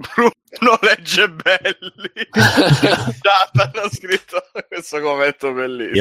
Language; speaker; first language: Italian; native; Italian